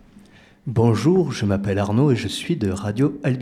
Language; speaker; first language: French; native; French